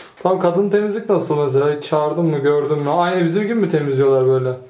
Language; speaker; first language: Turkish; native; Turkish